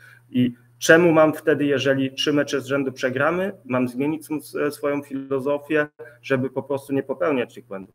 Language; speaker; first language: Polish; early bilingual, heritage; Polish